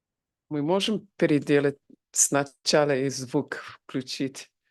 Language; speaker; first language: Russian; non-native, fluent; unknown